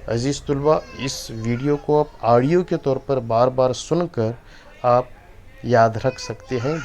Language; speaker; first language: Urdu; non-native, local second language; Kannada